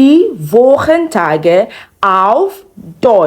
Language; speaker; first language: German; non-native, fluent; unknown